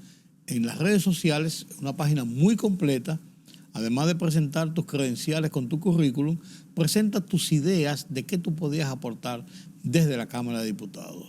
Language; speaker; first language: Spanish; native; Spanish